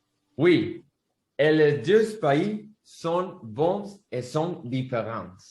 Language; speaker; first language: French; non-native, learner; Spanish